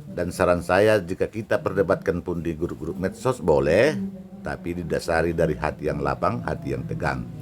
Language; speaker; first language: Indonesian; non-native, local second language; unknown